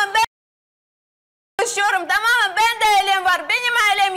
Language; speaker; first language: Turkish; non-native, learner; Russian